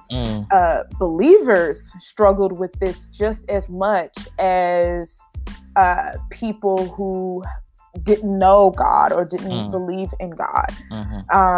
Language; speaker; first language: English; native; English